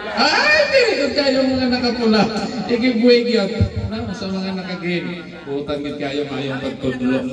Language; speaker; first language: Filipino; non-native, local second language; Cebuano